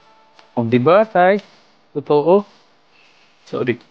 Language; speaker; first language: Filipino; non-native, learner; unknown